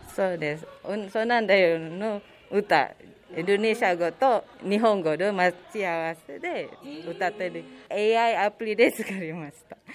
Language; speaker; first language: Japanese; non-native, learner; Indonesian